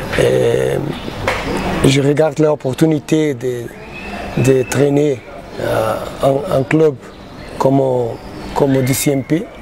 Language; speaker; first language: French; non-native, learner; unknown